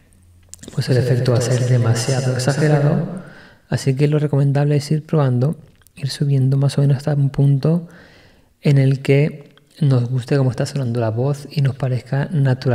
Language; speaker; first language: Spanish; native; Spanish